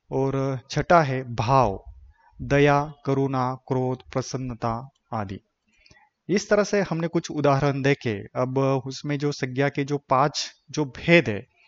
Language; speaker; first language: Hindi; non-native, local second language; Marathi